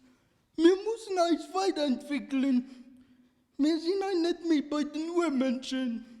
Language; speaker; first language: German; non-native, local second language; Luxembourgish